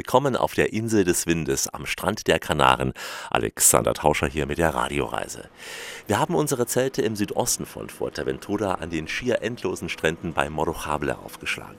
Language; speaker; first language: German; native; German